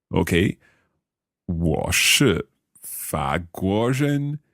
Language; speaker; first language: Chinese; non-native, learner; English